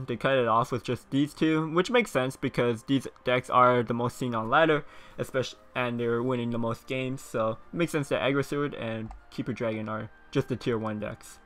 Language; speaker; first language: English; native; English